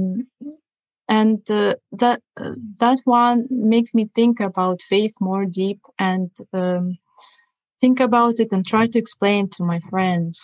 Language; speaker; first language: English; non-native, fluent; Russian